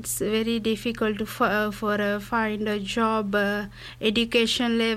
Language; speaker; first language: English; non-native, learner; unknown